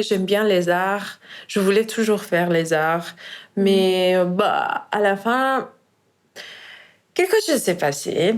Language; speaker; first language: French; non-native, fluent; Persian